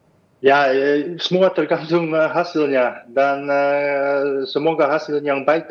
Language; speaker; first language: Indonesian; non-native, fluent; Dutch